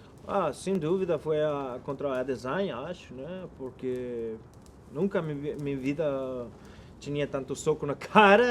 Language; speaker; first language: Portuguese; non-native, learner; Spanish